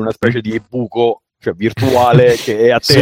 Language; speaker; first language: Italian; native; Italian